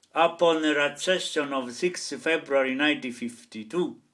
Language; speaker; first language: English; non-native, fluent; Italian